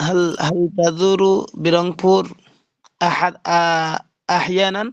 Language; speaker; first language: Arabic; non-native, learner; Bangla